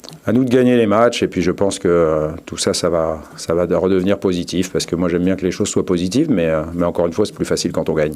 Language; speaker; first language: French; native; French